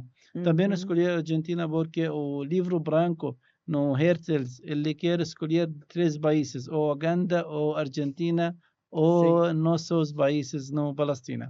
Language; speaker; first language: Portuguese; non-native, learner; Arabic